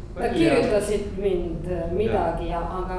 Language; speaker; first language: Estonian; non-native, learner; Croatian